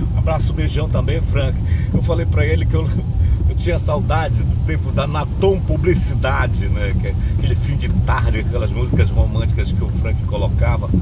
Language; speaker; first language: Portuguese; native; Portuguese